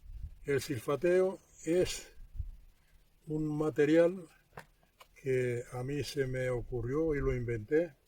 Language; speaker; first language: Spanish; native; Spanish